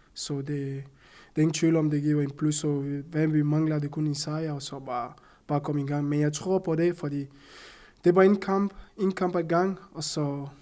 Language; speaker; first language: Danish; non-native, fluent; French